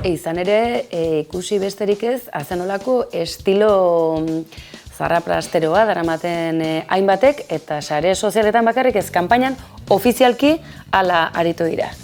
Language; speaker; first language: Basque; native; Basque